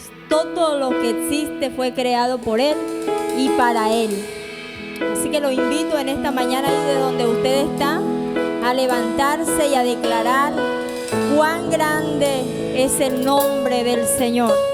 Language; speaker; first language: Spanish; native; Spanish